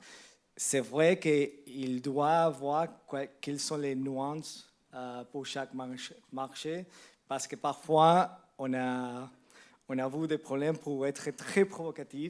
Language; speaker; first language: French; non-native, learner; Spanish